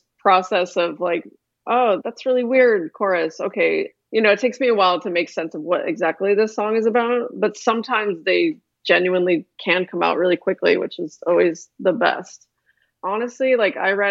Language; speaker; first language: English; native; English